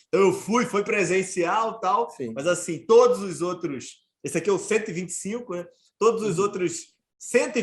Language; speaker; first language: Portuguese; native; Portuguese